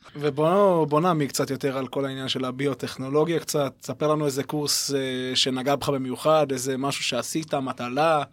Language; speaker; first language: Hebrew; native; Hebrew